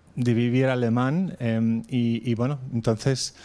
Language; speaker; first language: Spanish; non-native, fluent; German